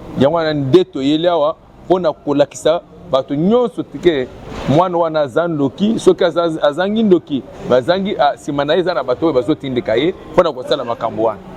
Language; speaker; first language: Lingala; non-native, local second language; Luba-Lulua